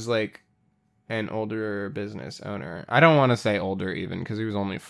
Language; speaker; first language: English; native; English